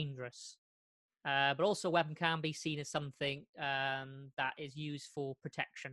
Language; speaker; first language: English; native; English